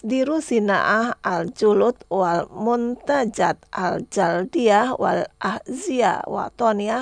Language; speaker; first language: Arabic; non-native, fluent; Indonesian